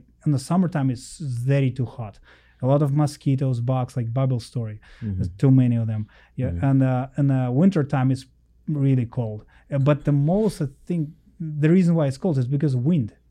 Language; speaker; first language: English; non-native, learner; Russian